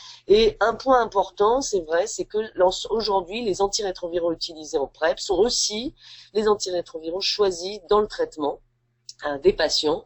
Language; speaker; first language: French; native; French